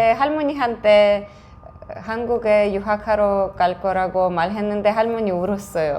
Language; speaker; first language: Korean; non-native, fluent; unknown